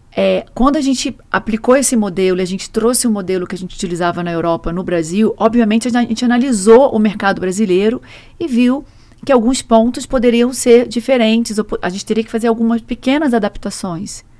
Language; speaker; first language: Portuguese; native; Portuguese